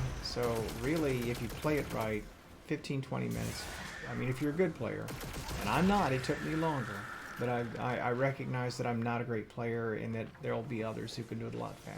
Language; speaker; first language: English; native; English